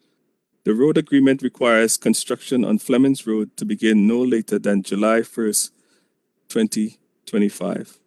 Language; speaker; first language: English; native; English